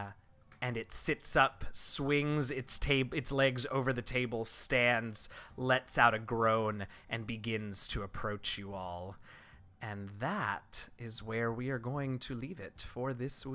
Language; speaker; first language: English; native; English